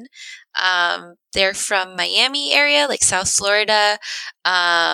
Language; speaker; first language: English; early bilingual, other home language; Spanish